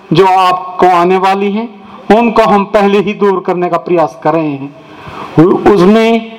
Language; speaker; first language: Hindi; native; Hindi